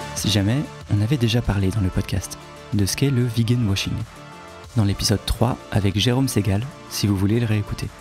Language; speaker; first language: French; native; French